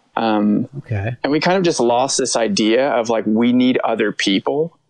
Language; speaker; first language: English; native; English